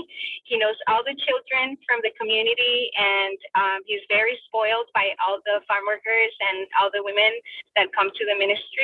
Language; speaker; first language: English; non-native, fluent; Spanish